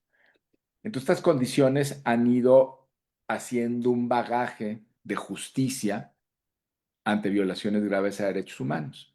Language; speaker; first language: Spanish; native; Spanish